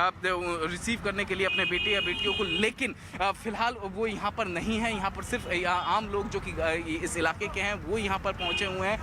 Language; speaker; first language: Hindi; native; Hindi